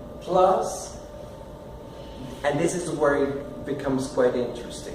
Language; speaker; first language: English; non-native, fluent; Spanish